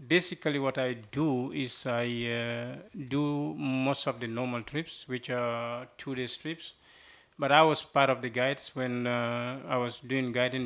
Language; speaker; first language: English; non-native, local second language; Mandingo